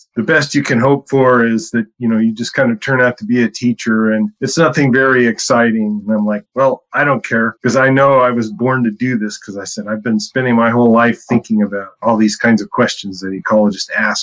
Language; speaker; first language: English; native; English